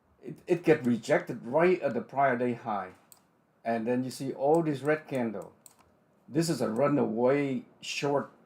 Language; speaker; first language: English; non-native, fluent; Vietnamese